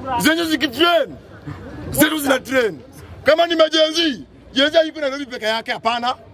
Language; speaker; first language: Swahili; non-native, local second language; Luo (Kenya and Tanzania)